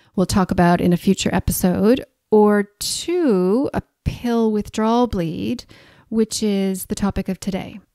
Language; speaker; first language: English; native; English